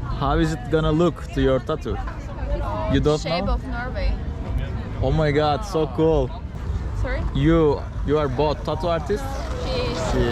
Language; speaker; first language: English; non-native, learner; Turkish